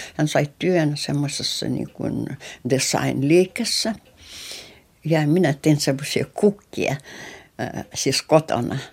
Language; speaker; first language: Finnish; non-native, local second language; Russian